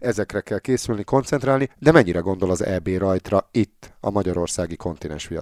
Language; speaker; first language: Hungarian; native; Hungarian